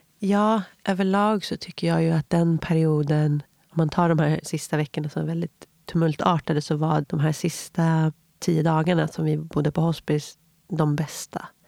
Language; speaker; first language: Swedish; native; Swedish